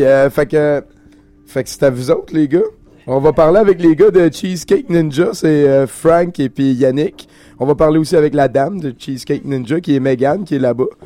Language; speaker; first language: French; native; French